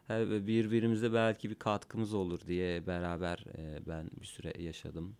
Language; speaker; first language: Turkish; non-native, local second language; Kurdish